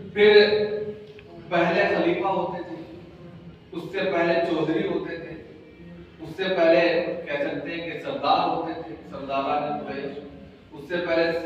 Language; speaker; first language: Urdu; native; Urdu